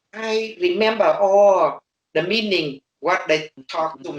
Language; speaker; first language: English; non-native, learner; Vietnamese